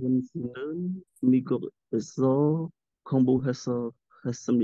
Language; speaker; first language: Korean; non-native, learner; Khmer